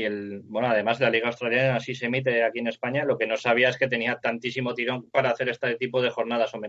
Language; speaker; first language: Spanish; native; Spanish